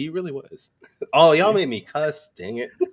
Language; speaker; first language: English; native; English